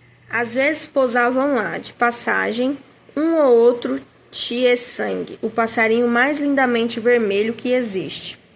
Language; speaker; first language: Portuguese; native; Portuguese